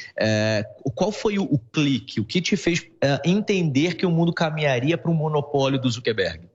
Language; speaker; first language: Portuguese; native; Portuguese